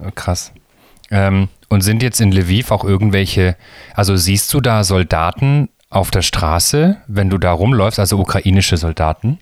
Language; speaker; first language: German; native; German